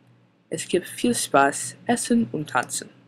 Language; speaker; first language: German; non-native, learner; English